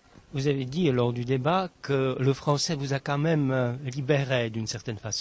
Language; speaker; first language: French; non-native, fluent; Czech